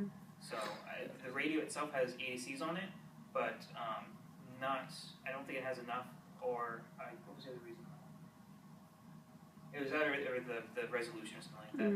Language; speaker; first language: English; native; English